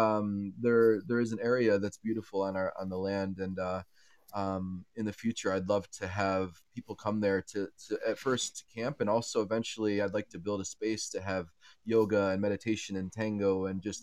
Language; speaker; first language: English; native; English